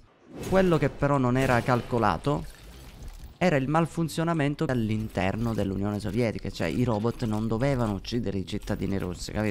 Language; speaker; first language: Italian; native; Italian